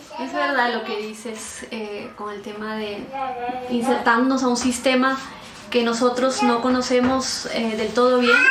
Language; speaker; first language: Spanish; native; Spanish